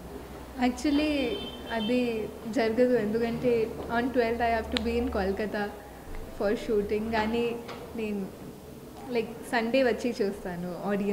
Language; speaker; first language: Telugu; non-native, local second language; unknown